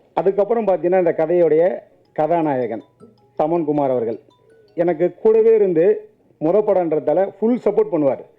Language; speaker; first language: Tamil; native; Tamil